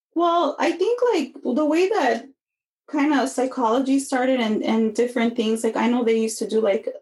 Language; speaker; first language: English; native; English